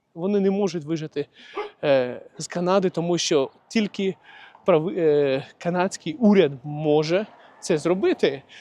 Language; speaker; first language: Ukrainian; non-native, local second language; Russian